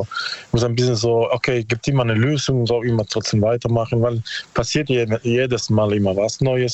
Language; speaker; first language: German; non-native, learner; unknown